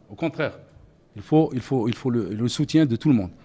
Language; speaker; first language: French; non-native, local second language; Arabic